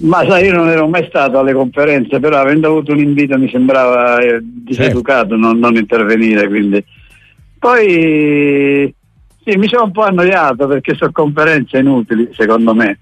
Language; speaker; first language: Italian; native; Italian